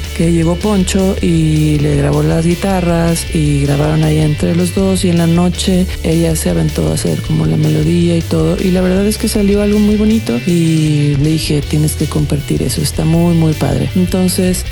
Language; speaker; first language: Spanish; native; Spanish